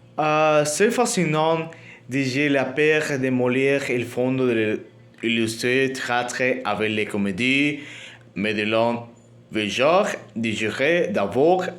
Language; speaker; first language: French; non-native, learner; Spanish